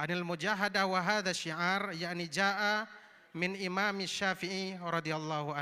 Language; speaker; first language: Arabic; non-native, fluent; Indonesian